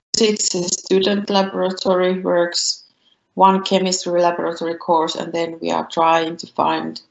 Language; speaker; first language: English; non-native, fluent; Finnish